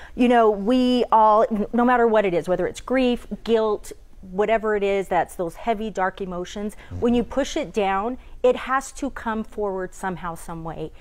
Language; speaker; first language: English; native; English